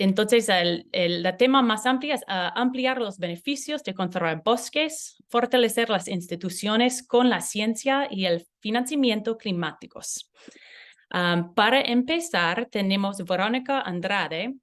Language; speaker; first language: Spanish; non-native, learner; English